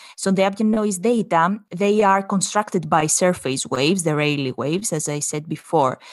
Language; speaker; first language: English; non-native, fluent; Greek